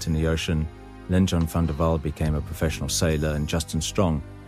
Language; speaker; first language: English; native; English